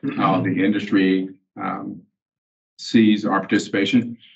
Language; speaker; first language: English; native; English